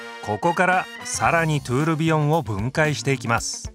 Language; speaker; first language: Japanese; native; Japanese